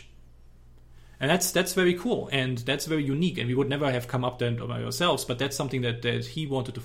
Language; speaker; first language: English; non-native, fluent; German